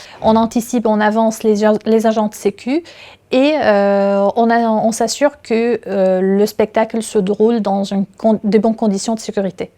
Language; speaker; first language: French; non-native, fluent; Arabic